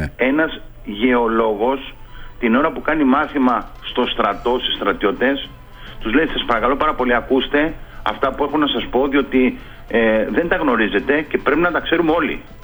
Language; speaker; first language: Greek; non-native, fluent; Spanish